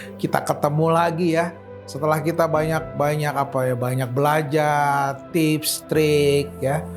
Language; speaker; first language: Indonesian; native; Indonesian